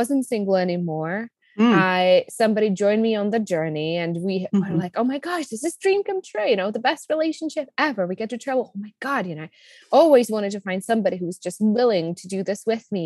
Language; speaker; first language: English; non-native, fluent; Czech